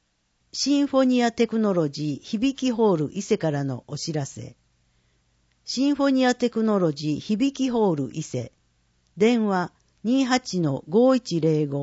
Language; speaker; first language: Japanese; native; Japanese